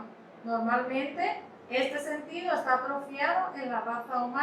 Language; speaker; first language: Spanish; native; Spanish